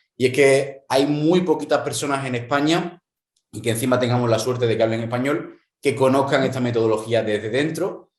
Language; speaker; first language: Spanish; native; Spanish